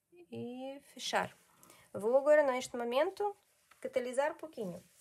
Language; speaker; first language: Portuguese; non-native, learner; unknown